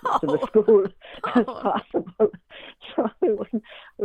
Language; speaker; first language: English; native; English